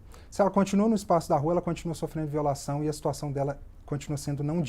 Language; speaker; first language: Portuguese; native; Portuguese